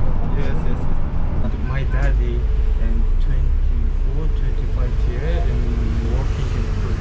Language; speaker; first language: English; non-native, learner; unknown